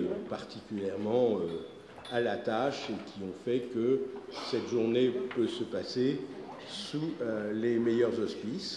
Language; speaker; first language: French; native; French